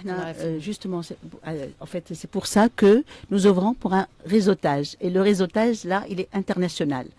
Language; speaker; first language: French; non-native, local second language; Arabic